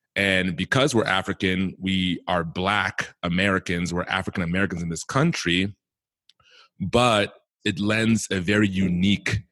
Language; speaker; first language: English; native; English